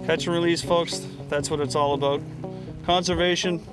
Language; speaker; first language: English; native; English